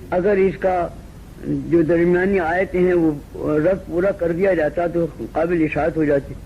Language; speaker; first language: Urdu; native; Urdu